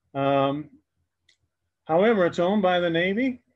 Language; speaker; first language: English; native; English